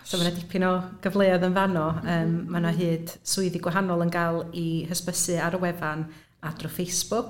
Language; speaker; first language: Welsh; native; Welsh